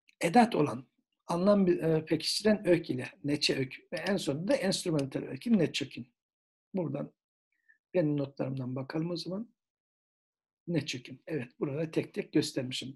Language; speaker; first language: Turkish; native; Turkish